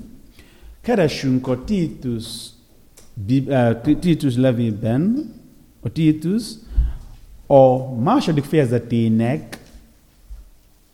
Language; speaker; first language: Hungarian; non-native, fluent; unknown